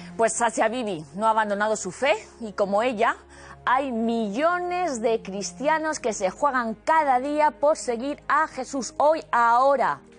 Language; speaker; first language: Spanish; native; Spanish